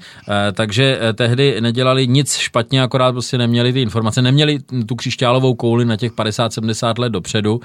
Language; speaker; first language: Czech; native; Czech